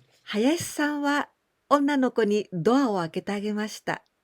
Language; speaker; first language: Japanese; non-native, fluent; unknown